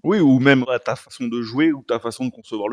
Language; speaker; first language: French; native; French